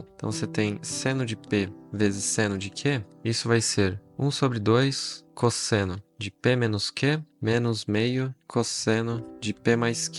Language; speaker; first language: Portuguese; native; Portuguese